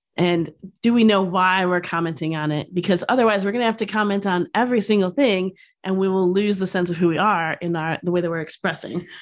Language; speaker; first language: English; native; English